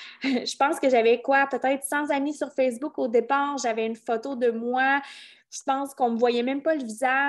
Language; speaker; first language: French; native; French